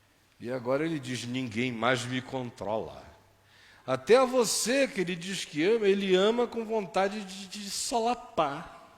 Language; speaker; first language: Portuguese; native; Portuguese